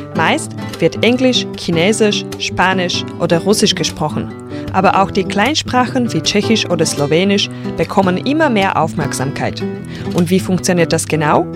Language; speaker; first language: German; native; German